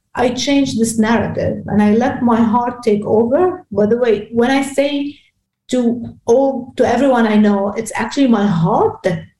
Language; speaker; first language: English; non-native, fluent; Arabic